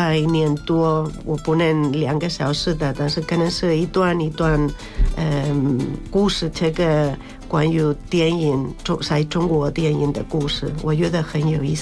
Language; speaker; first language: Chinese; non-native, learner; Spanish